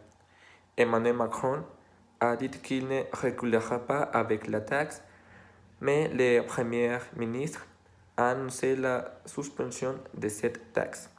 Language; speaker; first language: French; non-native, learner; Spanish